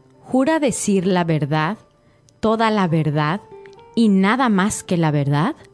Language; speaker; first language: Spanish; native; Spanish